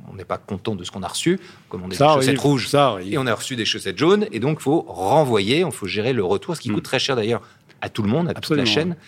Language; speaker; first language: French; native; French